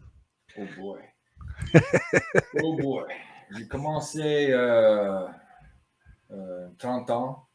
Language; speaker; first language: French; non-native, learner; English